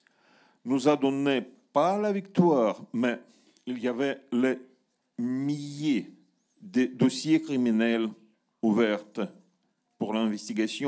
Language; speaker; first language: French; non-native, learner; Russian